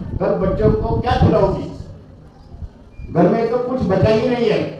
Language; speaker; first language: Hindi; non-native, local second language; Marathi